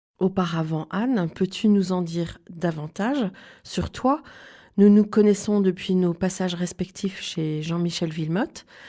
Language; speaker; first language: French; native; French